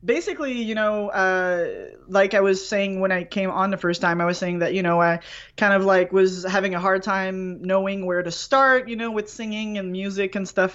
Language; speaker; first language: English; non-native, fluent; French